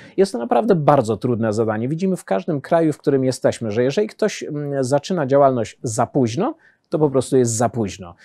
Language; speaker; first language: Polish; early bilingual, heritage; Polish